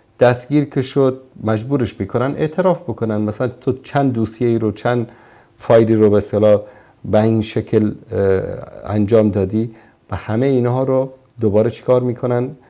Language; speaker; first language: Persian; native; Persian